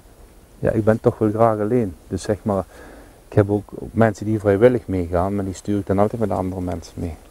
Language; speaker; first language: Dutch; native; Dutch